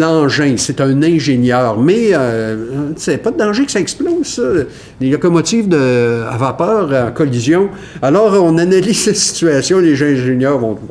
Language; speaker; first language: French; native; French